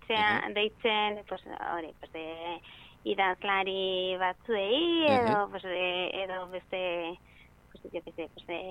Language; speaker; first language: Basque; non-native, local second language; Spanish